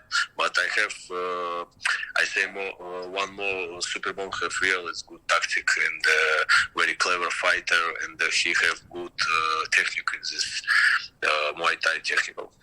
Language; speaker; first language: English; non-native, learner; Russian